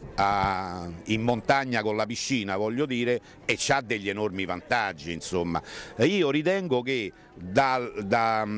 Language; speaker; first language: Italian; native; Italian